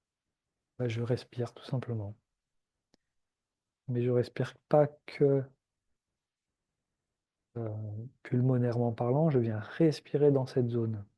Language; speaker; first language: French; native; French